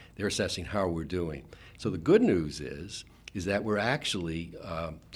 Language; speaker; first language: English; native; English